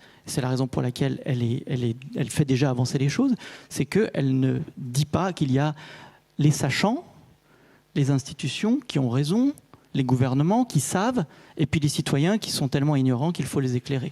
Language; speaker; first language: French; native; French